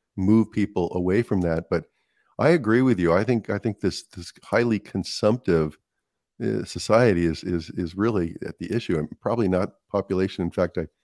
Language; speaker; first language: English; native; English